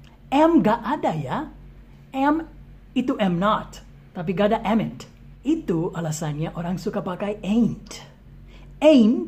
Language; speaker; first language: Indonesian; non-native, fluent; English